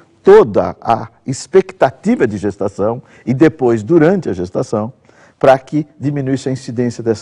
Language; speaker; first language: Portuguese; native; Portuguese